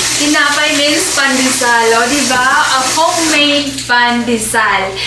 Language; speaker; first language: Filipino; non-native, local second language; Hiligaynon